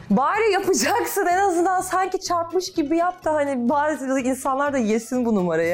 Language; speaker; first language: Turkish; non-native, fluent; Russian